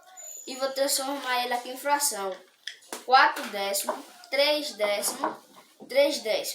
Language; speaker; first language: Portuguese; native; Portuguese